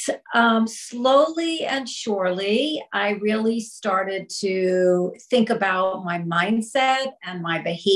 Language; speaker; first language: English; native; English